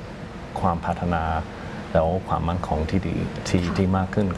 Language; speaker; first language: Thai; non-native, fluent; English